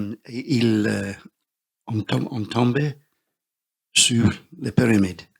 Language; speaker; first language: French; non-native, learner; English